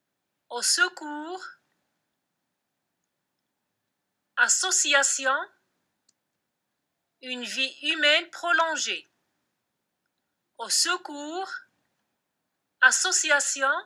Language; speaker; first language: French; non-native, local second language; Arabic